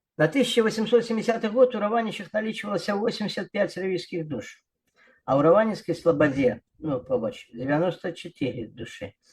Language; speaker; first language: Belarusian; non-native, local second language; Russian